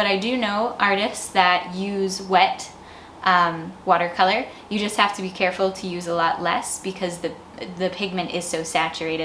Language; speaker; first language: English; native; English